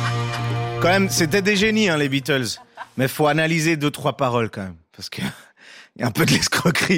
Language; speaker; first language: French; native; French